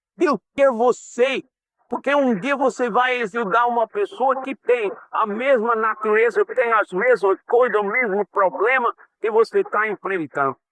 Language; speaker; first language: Portuguese; non-native, fluent; English